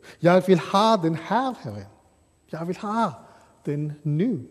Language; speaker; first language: Swedish; non-native, fluent; English